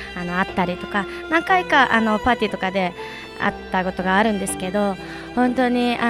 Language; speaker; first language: Japanese; non-native, fluent; Mongolian